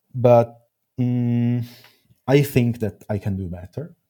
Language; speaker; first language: English; non-native, fluent; Italian